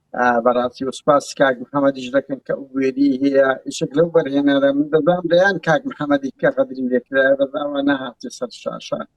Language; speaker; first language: Central Kurdish; non-native, local second language; Kurdish